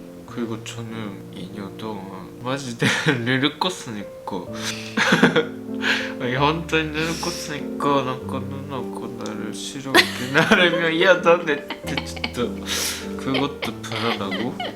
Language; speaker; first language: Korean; non-native, learner; Japanese